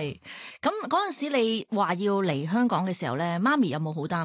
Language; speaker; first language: Cantonese; native; Cantonese